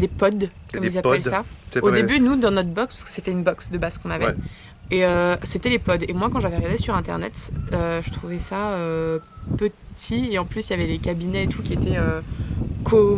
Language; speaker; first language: French; native; French